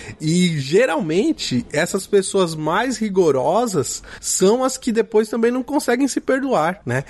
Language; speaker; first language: Portuguese; native; Portuguese